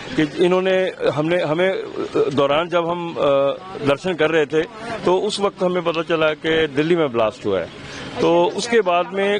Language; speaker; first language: Urdu; non-native, local second language; Punjabi